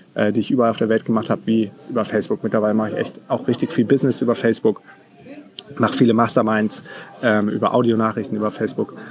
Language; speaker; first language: German; native; German